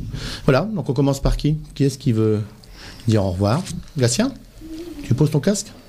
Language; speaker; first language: French; native; French